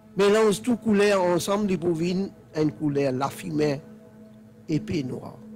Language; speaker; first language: French; non-native, learner; Telugu